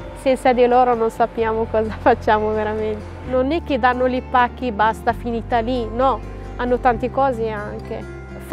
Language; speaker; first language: Italian; non-native, fluent; Arabic